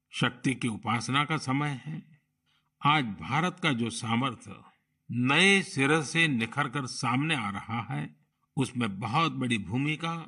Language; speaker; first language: Hindi; non-native, local second language; Gujarati